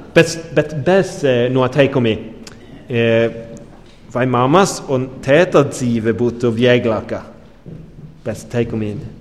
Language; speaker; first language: Latvian; non-native, learner; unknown